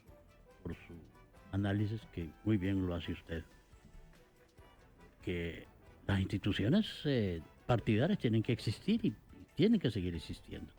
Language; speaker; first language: Spanish; native; Spanish